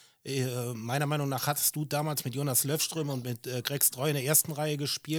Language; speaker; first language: German; native; German